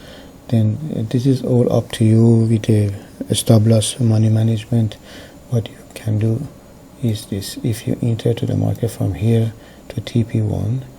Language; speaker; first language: English; non-native, fluent; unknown